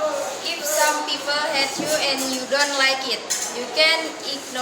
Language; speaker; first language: English; non-native, learner; Indonesian